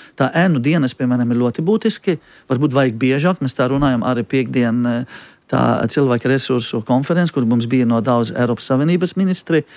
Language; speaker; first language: Latvian; non-native, fluent; Arabic